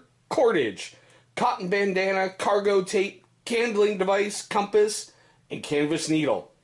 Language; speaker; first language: English; native; English